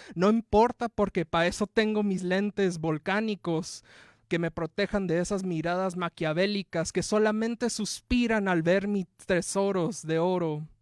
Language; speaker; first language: Spanish; early bilingual, heritage; Spanish